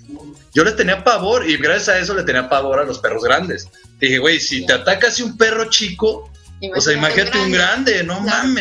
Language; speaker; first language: Spanish; native; Spanish